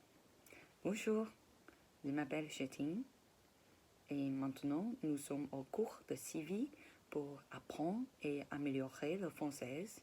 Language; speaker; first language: French; non-native, fluent; Chinese